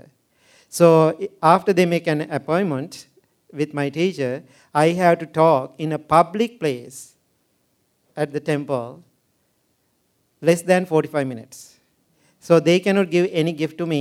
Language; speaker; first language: English; non-native, local second language; Sinhala